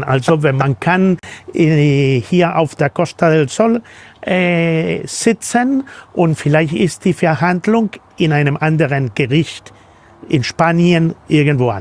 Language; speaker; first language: German; non-native, fluent; Spanish